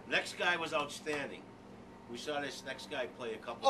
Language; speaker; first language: English; native; English